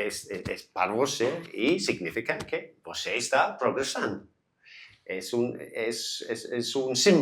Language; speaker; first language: Portuguese; non-native, learner; English